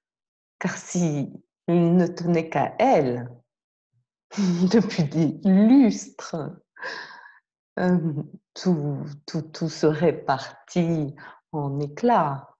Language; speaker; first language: French; native; French